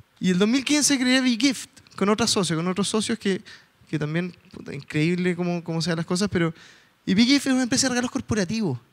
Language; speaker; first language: Spanish; native; Spanish